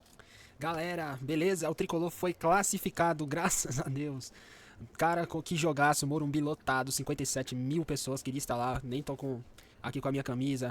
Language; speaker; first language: Portuguese; native; Portuguese